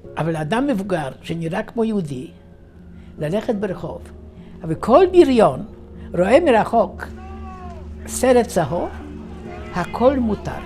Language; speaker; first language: Hebrew; non-native, fluent; Yiddish